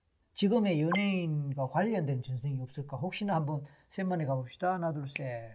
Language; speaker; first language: Korean; native; Korean